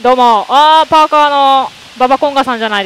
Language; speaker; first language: Japanese; native; Japanese